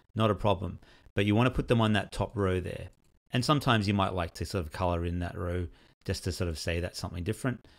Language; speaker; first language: English; native; English